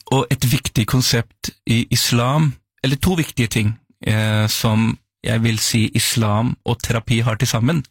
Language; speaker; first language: Norwegian; early bilingual, other home language; Urdu